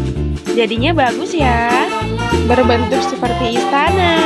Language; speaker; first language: Indonesian; native; Indonesian